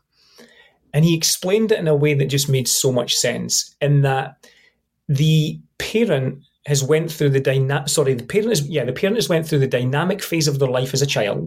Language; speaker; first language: English; native; English